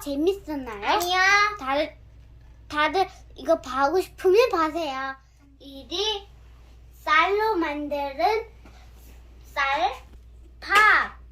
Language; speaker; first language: Korean; early bilingual, other home language; Telugu